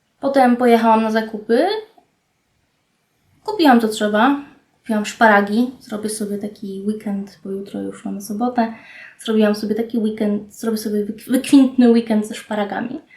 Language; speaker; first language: Polish; native; Polish